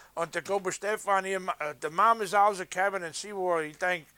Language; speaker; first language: German; early bilingual, heritage; English